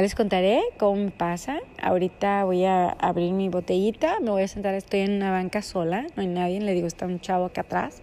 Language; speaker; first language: Spanish; native; Spanish